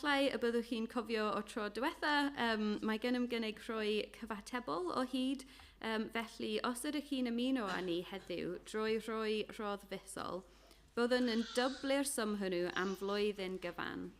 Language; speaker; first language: Welsh; non-native, fluent; English